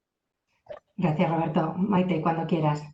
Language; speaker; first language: Spanish; native; Spanish